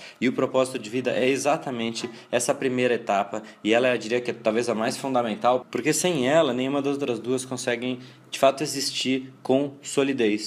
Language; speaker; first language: Portuguese; native; Portuguese